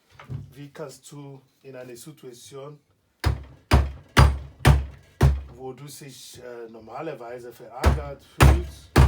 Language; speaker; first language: German; non-native, learner; Igbo